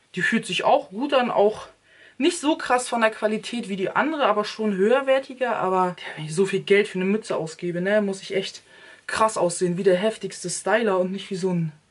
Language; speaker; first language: German; early bilingual, other home language; Turkish